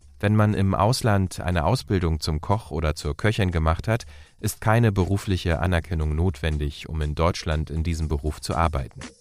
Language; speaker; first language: German; native; German